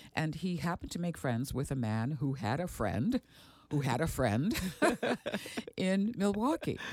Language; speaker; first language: English; early bilingual, other home language; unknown